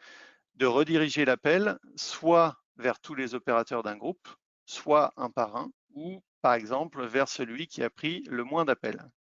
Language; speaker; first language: French; native; French